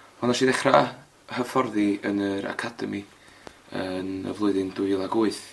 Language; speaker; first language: Welsh; native; Welsh